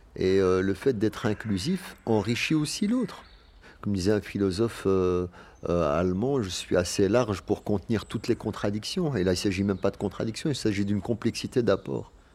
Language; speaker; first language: French; early bilingual, other home language; Arabic